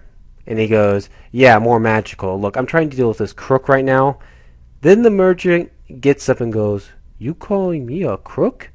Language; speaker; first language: English; native; English